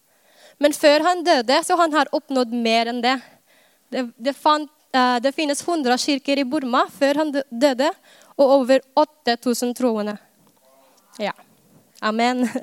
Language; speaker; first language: Norwegian; non-native, fluent; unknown